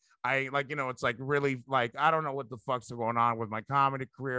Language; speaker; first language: English; early bilingual, other home language; Spanish